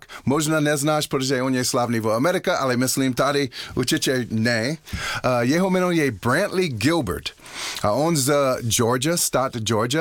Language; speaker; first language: Czech; non-native, learner; English